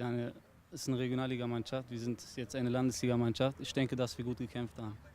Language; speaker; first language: German; early bilingual, other home language; Turkish